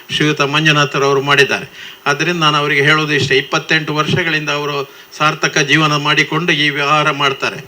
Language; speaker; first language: Kannada; native; Kannada